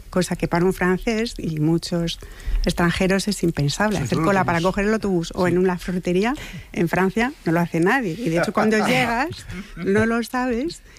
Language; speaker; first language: Spanish; non-native, fluent; French